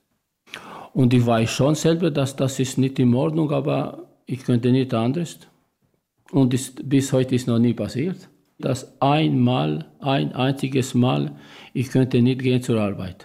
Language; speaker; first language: German; non-native, learner; Albanian